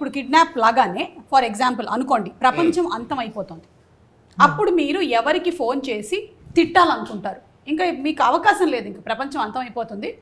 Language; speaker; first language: Telugu; native; Telugu